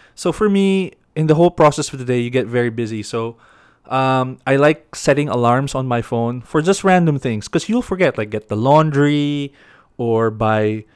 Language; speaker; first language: English; non-native, local second language; Filipino